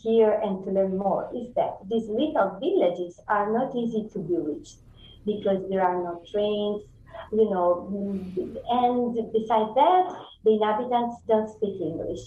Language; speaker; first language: English; non-native, fluent; Italian